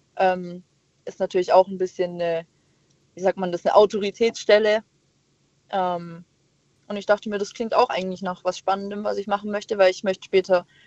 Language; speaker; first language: German; native; German